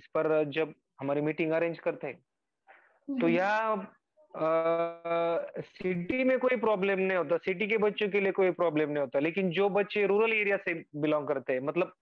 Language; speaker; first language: Hindi; non-native, local second language; Marathi